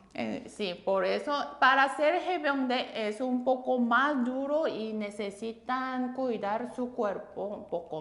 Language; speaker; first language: Spanish; non-native, fluent; Korean